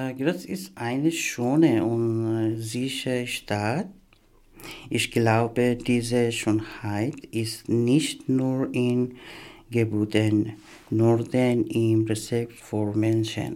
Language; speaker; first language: German; non-native, learner; Persian